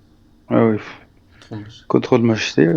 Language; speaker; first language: French; native; French